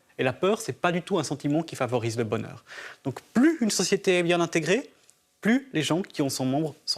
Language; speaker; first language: French; native; French